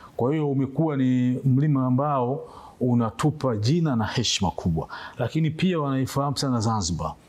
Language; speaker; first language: Swahili; native; Swahili